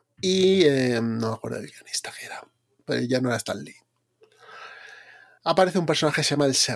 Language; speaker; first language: Spanish; native; Spanish